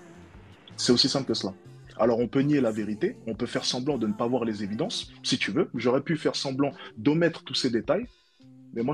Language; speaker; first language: French; native; French